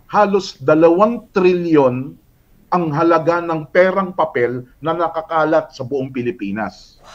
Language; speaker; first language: Filipino; native; Filipino